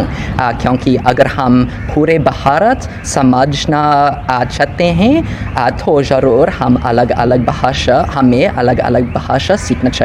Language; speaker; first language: Hindi; non-native, learner; English